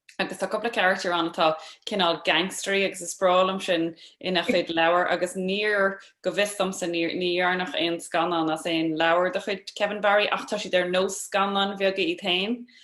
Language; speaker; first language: Irish; non-native, local second language; English